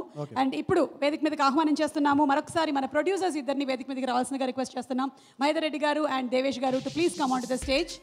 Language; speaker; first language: Telugu; native; Telugu